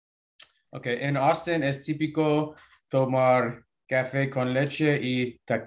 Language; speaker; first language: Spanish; non-native, learner; English